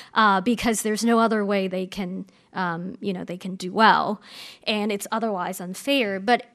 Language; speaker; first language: English; native; English